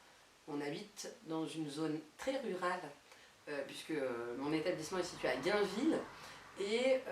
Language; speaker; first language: French; native; French